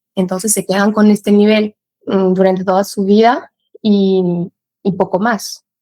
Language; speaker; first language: Spanish; non-native, fluent; French